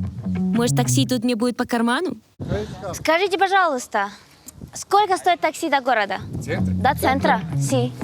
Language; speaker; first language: Russian; native; Russian